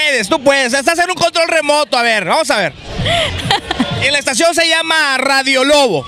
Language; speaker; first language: Spanish; native; Spanish